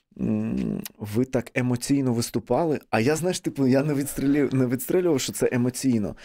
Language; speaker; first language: Ukrainian; non-native, local second language; Russian